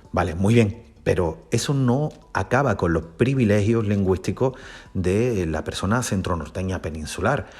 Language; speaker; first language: Spanish; native; Spanish